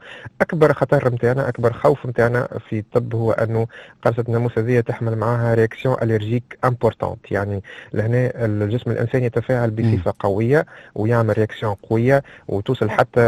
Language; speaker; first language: Arabic; native; Arabic